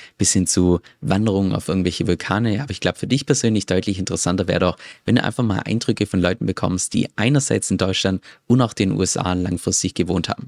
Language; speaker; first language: German; native; German